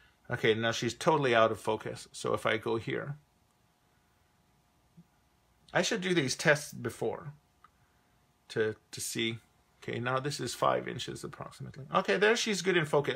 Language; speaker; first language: English; native; English